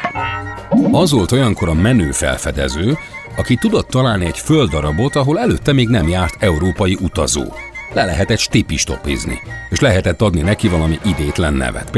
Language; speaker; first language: Hungarian; native; Hungarian